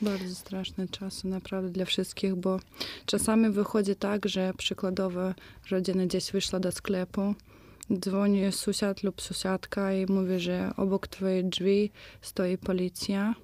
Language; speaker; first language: Polish; non-native, fluent; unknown